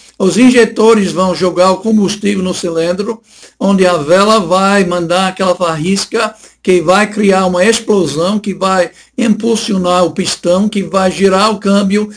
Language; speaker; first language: Portuguese; non-native, fluent; English